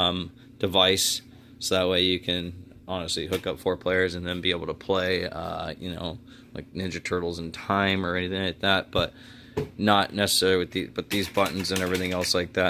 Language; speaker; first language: English; native; English